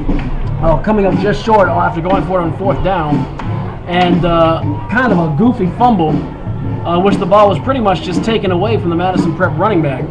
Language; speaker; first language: English; native; English